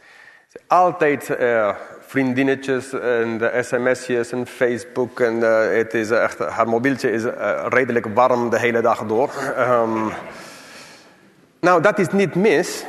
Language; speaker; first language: Dutch; non-native, fluent; English